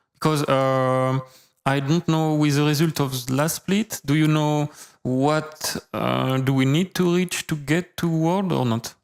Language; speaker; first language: English; non-native, fluent; French